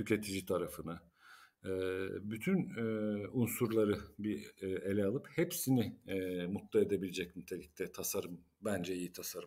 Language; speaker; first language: Turkish; native; Turkish